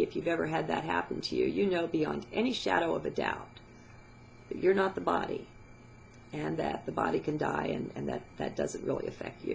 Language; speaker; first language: English; native; English